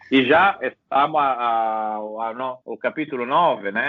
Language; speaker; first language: Portuguese; non-native, learner; Italian